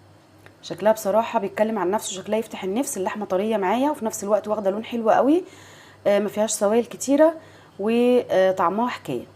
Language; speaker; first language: Arabic; native; Arabic